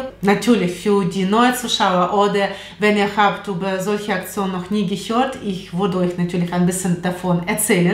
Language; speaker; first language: German; non-native, learner; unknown